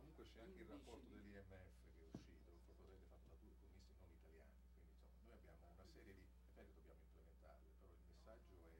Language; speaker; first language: Italian; native; Italian